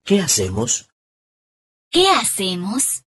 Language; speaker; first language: Spanish; non-native, fluent; Hindi